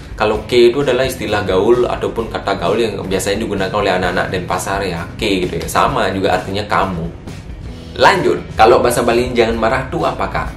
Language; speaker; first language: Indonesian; native; Indonesian